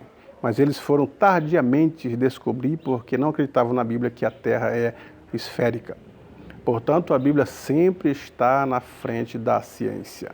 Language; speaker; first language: Portuguese; native; Portuguese